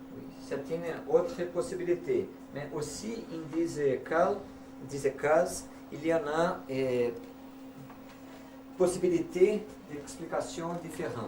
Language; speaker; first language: French; non-native, learner; Portuguese